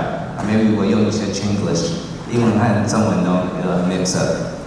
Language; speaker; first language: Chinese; early bilingual, heritage; Chinese